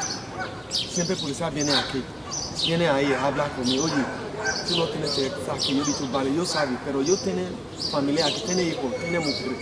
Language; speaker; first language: Spanish; non-native, learner; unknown